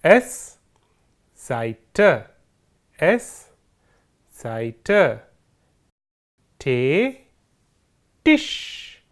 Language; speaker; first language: German; non-native, fluent; Hindi